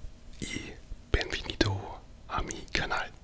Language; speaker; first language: Spanish; non-native, learner; German